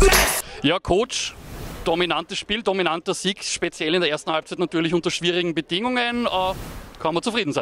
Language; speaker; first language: German; native; German